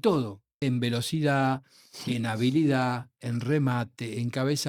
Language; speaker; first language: Spanish; native; Spanish